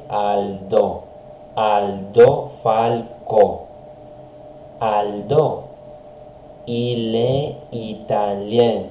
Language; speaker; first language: French; non-native, learner; Spanish